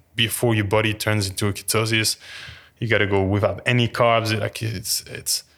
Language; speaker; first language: English; non-native, fluent; French